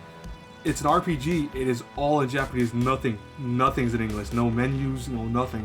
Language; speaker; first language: English; native; English